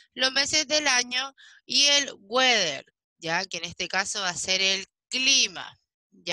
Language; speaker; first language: Spanish; native; Spanish